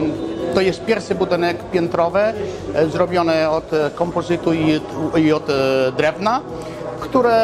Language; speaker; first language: Polish; non-native, fluent; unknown